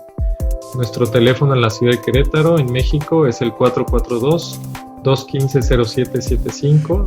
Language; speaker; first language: Spanish; native; Spanish